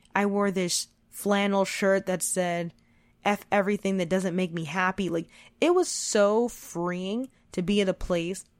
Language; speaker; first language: English; native; English